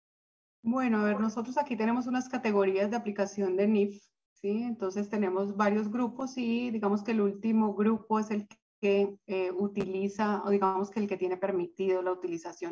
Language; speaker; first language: Spanish; native; Spanish